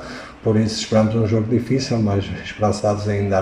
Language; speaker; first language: Portuguese; native; Portuguese